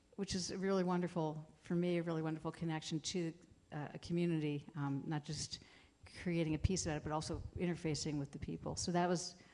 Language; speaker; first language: English; native; English